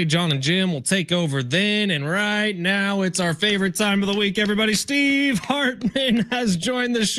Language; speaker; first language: English; native; English